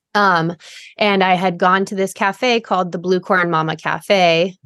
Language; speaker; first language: English; native; English